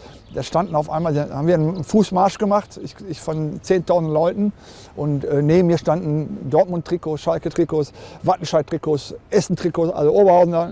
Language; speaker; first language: German; native; German